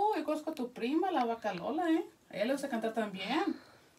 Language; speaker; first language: Spanish; early bilingual, heritage; Spanish